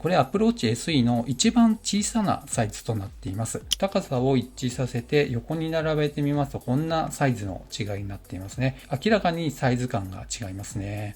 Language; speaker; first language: Japanese; native; Japanese